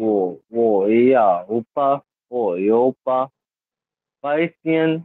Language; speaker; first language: Chinese; non-native, learner; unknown